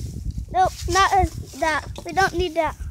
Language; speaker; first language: English; native; English